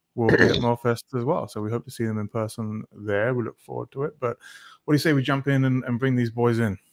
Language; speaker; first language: English; native; English